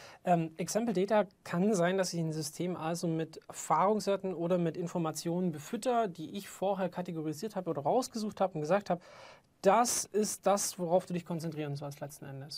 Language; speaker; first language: German; native; German